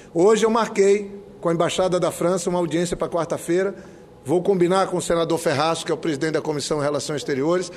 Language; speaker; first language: Portuguese; native; Portuguese